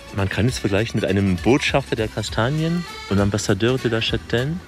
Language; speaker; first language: German; native; German